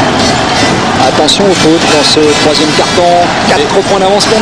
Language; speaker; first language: French; native; French